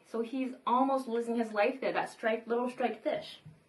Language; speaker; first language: English; early bilingual, other home language; Vietnamese